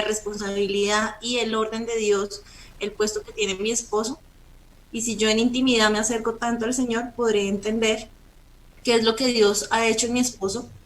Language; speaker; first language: Spanish; native; Spanish